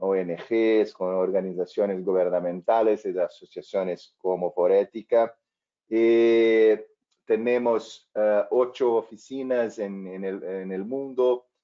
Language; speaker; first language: Spanish; non-native, fluent; Portuguese